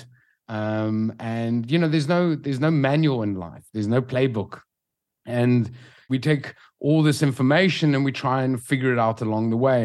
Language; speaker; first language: English; native; English